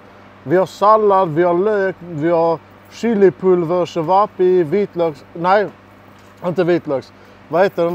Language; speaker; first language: Swedish; native; Swedish